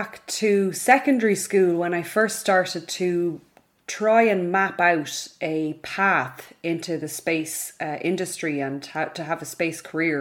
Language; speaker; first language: English; native; English